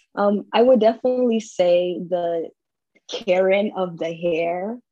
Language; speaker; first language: English; early bilingual, heritage; English